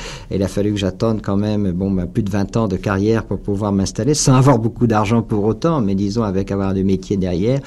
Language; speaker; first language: French; native; French